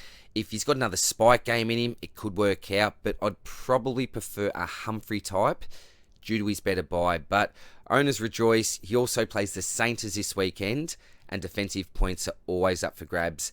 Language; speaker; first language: English; native; English